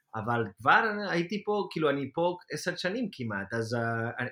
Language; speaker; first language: Hebrew; non-native, fluent; Spanish